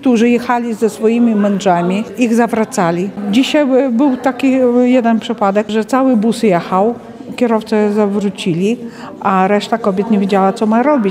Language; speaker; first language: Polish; non-native, fluent; Ukrainian